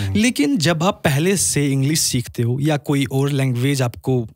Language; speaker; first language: Urdu; non-native, local second language; Kashmiri